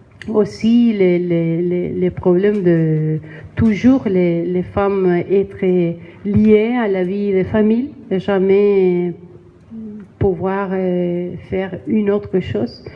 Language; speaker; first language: French; non-native, learner; Spanish